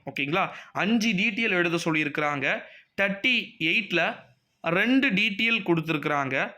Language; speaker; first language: Tamil; native; Tamil